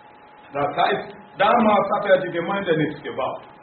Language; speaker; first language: German; non-native, fluent; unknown